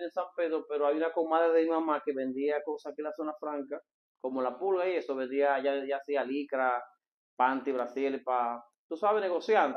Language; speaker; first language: Spanish; native; Spanish